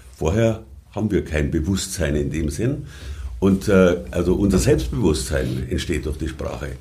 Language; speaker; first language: German; native; German